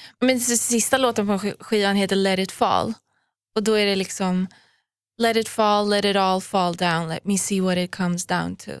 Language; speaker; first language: Swedish; early bilingual, other home language; Persian